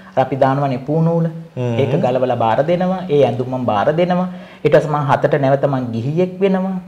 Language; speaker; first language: Sinhala; non-native, local second language; Tamil